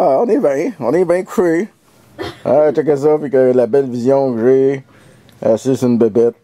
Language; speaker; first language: French; native; French